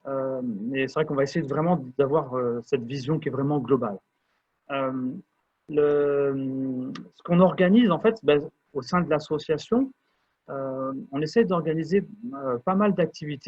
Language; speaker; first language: French; native; French